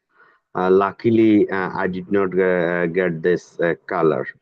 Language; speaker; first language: English; non-native, learner; Bangla